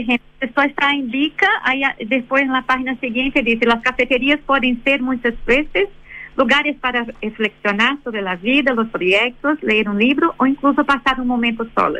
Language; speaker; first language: Spanish; non-native, fluent; Portuguese